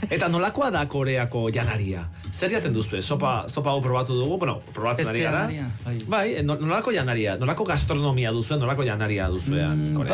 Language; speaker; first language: Basque; native; Basque